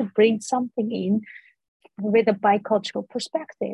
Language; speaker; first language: English; non-native, fluent; Dutch